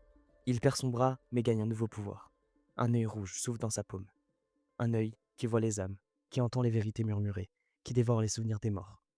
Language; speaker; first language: French; native; French